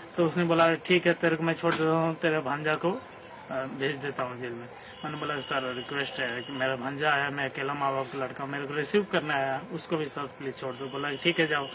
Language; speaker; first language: Hindi; native; Hindi